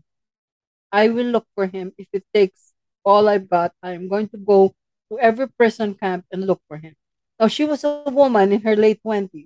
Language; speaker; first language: English; non-native, local second language; Filipino